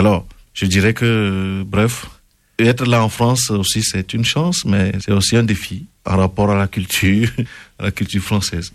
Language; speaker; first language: French; non-native, local second language; Ewe